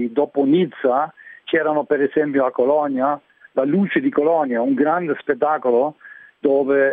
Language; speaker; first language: Italian; non-native, learner; German